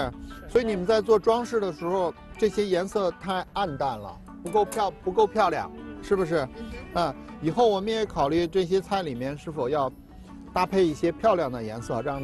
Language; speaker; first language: Chinese; native; Chinese